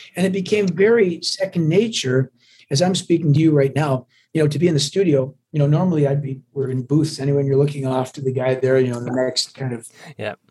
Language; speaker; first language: English; native; English